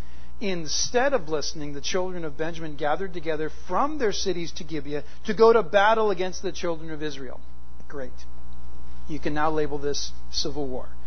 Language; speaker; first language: English; native; English